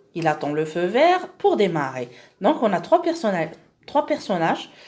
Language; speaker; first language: French; non-native, local second language; Arabic